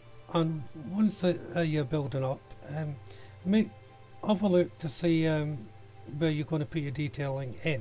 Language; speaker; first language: English; native; English